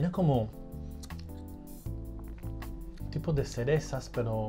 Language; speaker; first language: Spanish; early bilingual, heritage; Spanish